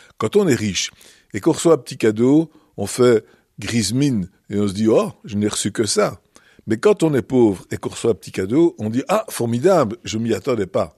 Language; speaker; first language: French; native; French